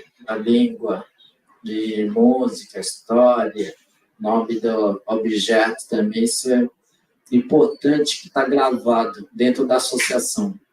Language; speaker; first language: Portuguese; non-native, local second language; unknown